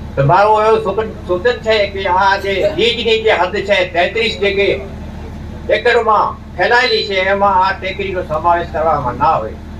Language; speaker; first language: Gujarati; non-native, local second language; Kachhi